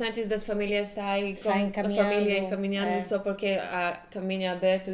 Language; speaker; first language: Portuguese; non-native, fluent; Hebrew